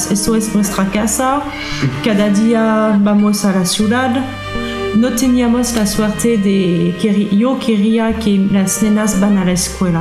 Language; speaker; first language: Spanish; non-native, learner; French